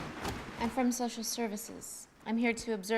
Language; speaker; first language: English; native; English